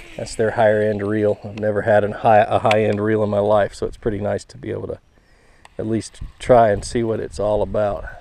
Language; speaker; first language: English; native; English